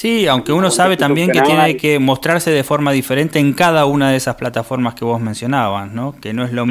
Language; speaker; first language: Spanish; native; Spanish